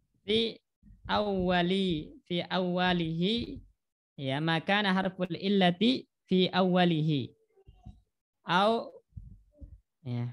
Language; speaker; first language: Arabic; non-native, fluent; Indonesian